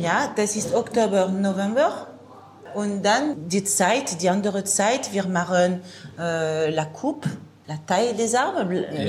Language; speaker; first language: German; non-native, learner; French